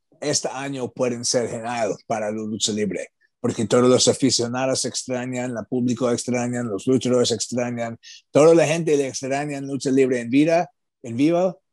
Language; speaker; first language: Spanish; non-native, learner; English